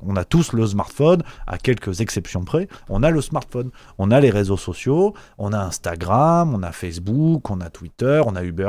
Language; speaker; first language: French; native; French